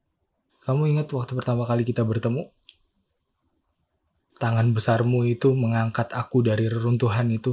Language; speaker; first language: Indonesian; native; Indonesian